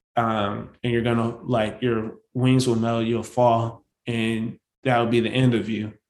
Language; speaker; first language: English; native; English